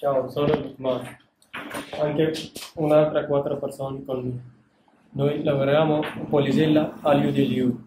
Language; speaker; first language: Italian; non-native, learner; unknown